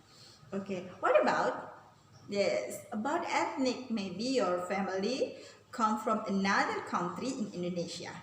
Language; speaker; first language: English; non-native, learner; Indonesian